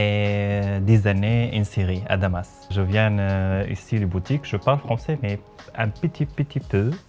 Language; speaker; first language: French; non-native, learner; Arabic